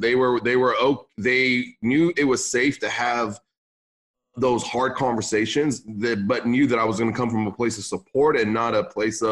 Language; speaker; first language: English; early bilingual, other home language; Arabic